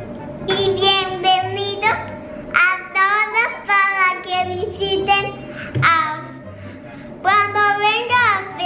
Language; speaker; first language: Spanish; early bilingual, heritage; Spanish